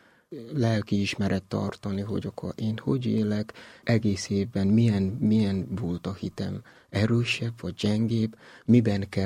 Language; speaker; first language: Hungarian; non-native, fluent; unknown